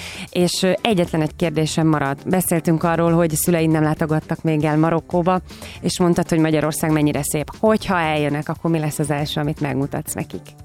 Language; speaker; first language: Hungarian; native; Hungarian